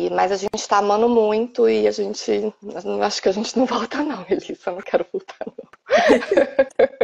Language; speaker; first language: Portuguese; native; Portuguese